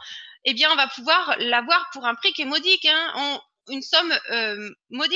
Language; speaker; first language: French; native; French